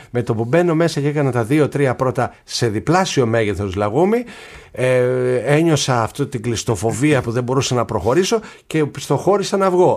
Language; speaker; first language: Greek; native; Greek